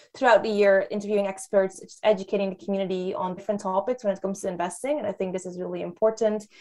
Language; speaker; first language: English; non-native, fluent; Dutch